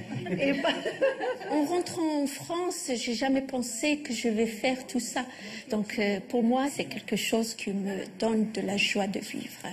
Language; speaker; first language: French; non-native, local second language; Arabic